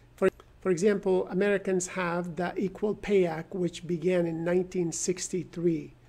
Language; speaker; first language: English; non-native, fluent; Persian